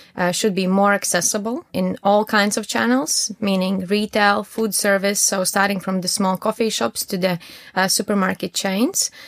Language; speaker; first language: English; non-native, fluent; Latvian